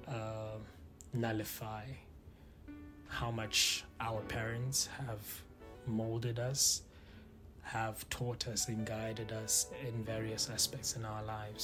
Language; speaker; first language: English; non-native, local second language; Tswana